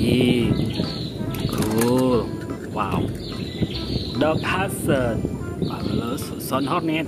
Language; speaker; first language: English; non-native, learner; Indonesian